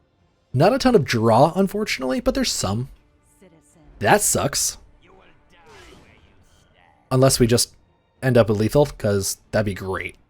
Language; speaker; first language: English; native; English